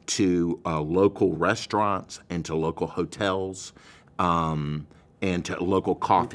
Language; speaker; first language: English; native; English